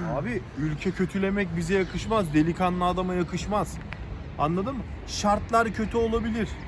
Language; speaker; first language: Turkish; native; Turkish